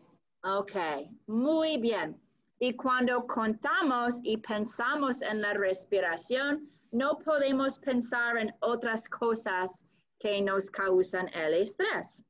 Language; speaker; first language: Spanish; non-native, fluent; English